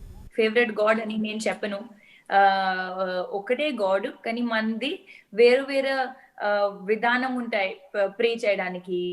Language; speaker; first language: Telugu; non-native, local second language; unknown